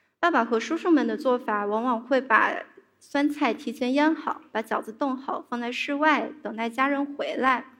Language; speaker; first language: Chinese; native; Chinese